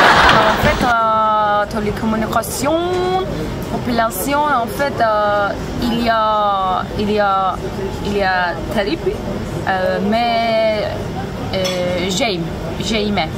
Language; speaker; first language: French; non-native, learner; Turkish